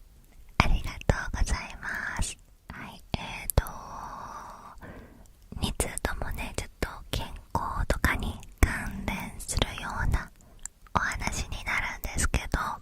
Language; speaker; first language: Japanese; native; Japanese